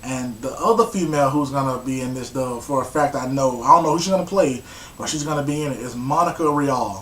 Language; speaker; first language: English; native; English